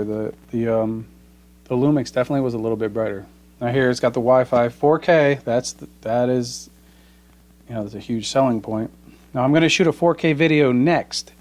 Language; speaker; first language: English; native; English